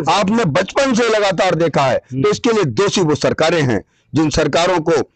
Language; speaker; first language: Hindi; native; Hindi